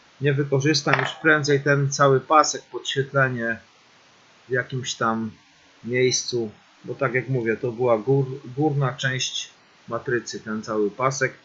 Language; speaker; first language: Polish; native; Polish